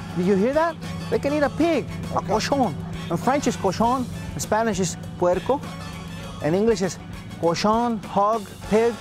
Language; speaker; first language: English; non-native, fluent; Spanish